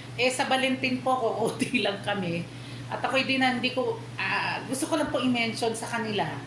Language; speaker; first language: Filipino; native; Filipino